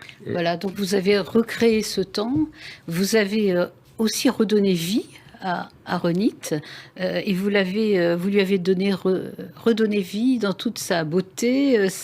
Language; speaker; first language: French; native; French